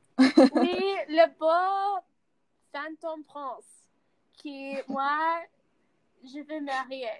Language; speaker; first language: French; non-native, learner; English